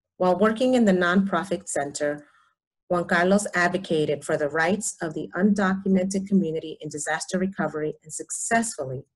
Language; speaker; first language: English; early bilingual, other home language; Spanish